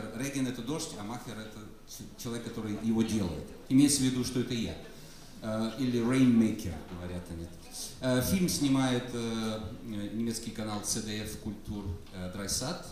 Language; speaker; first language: Russian; native; Russian